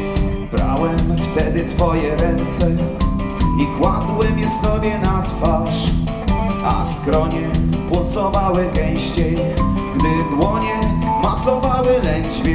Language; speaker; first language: Polish; native; Polish